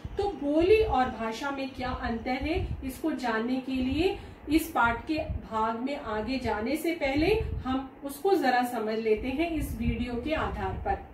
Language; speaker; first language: Hindi; non-native, local second language; Malayalam